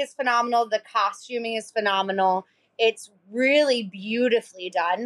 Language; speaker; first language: English; native; English